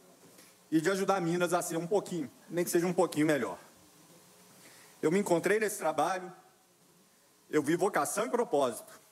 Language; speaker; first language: Portuguese; native; Portuguese